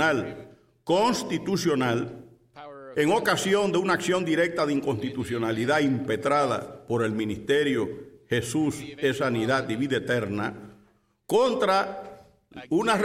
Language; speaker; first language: Spanish; native; Spanish